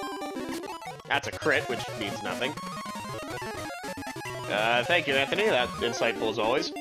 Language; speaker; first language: English; native; English